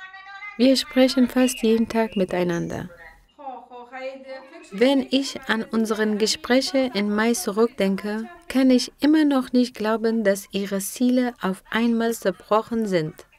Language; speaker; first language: German; non-native, fluent; Persian